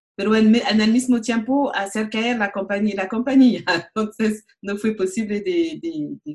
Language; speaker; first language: Spanish; non-native, fluent; French